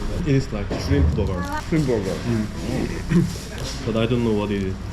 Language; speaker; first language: English; non-native, learner; Korean